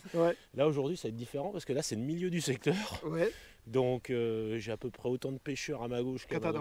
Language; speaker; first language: French; native; French